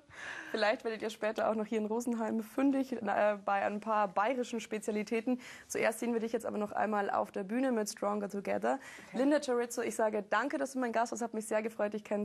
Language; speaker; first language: German; native; German